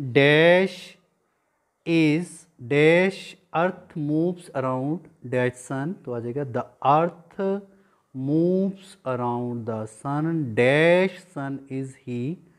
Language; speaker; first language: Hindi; non-native, local second language; Punjabi